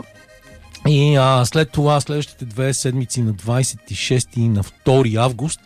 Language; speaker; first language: Bulgarian; native; Bulgarian